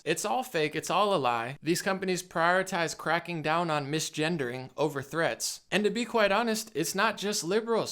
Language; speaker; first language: English; native; English